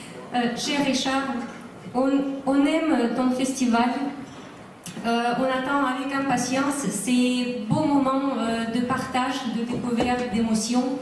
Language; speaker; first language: French; non-native, fluent; Russian